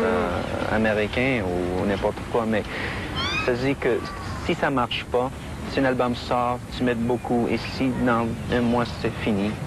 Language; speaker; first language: French; non-native, fluent; English